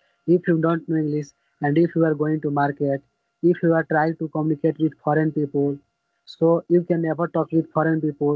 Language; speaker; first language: English; non-native, learner; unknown